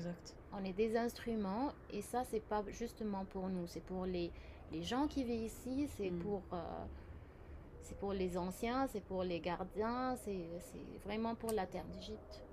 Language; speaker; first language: French; non-native, fluent; Arabic